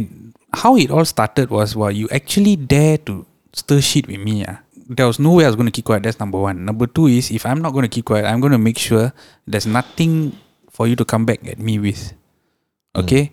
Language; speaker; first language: English; non-native, local second language; Tamil